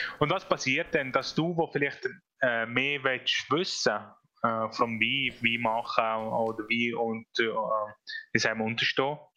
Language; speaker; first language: German; non-native, fluent; Italian